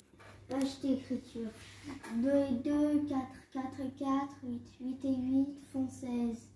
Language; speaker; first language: French; native; French